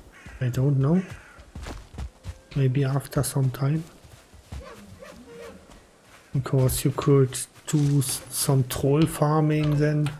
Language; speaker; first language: English; non-native, learner; German